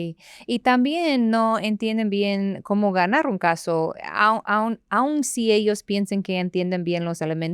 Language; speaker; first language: Spanish; non-native, fluent; English